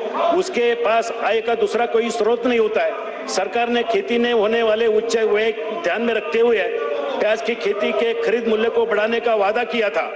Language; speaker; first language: Hindi; non-native, local second language; Marathi